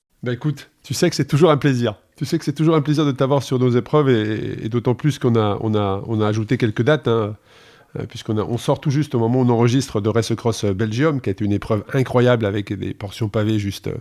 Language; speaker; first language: French; native; French